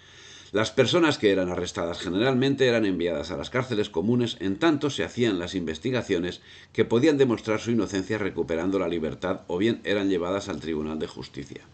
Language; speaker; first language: Spanish; native; Spanish